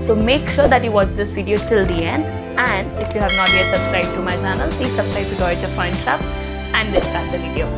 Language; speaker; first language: English; non-native, local second language; Hindi